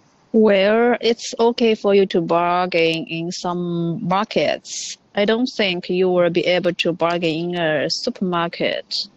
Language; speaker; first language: English; non-native, learner; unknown